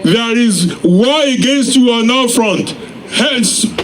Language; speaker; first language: English; non-native, local second language; Yoruba